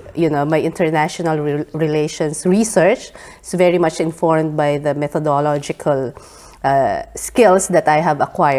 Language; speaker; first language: English; non-native, local second language; Filipino